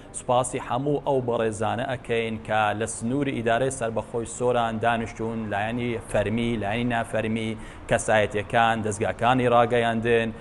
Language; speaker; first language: Central Kurdish; non-native, local second language; Assyrian Neo-Aramaic